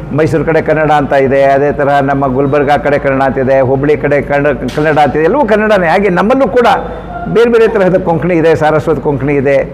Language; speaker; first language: Kannada; non-native, local second language; Konkani